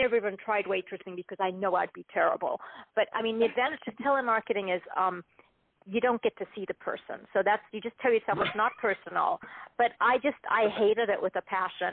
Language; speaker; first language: English; native; English